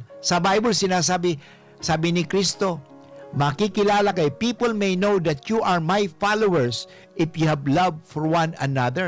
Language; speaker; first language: Filipino; non-native, local second language; Bikol